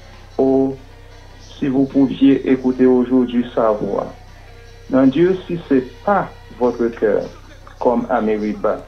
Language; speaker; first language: French; non-native, local second language; Haitian Creole